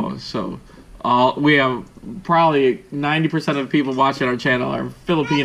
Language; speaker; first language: English; native; English